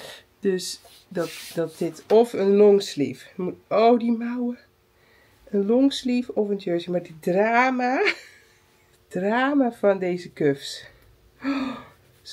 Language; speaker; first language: Dutch; native; Dutch